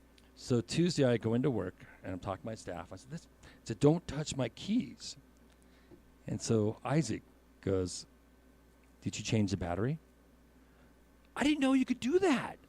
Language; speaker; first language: English; native; English